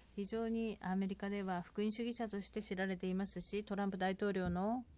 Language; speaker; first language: Japanese; non-native, fluent; Korean